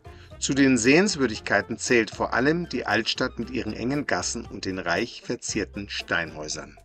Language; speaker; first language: German; native; German